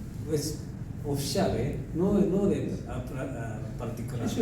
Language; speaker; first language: Spanish; non-native, learner; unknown